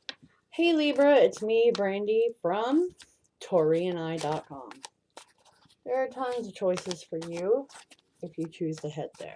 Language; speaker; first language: English; native; English